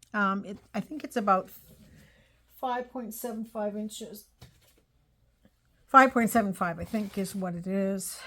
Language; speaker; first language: English; native; English